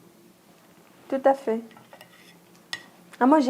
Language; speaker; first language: French; non-native, local second language; Arabic